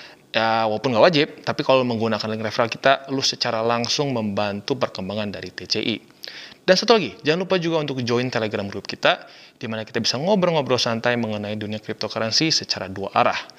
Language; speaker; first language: Indonesian; native; Indonesian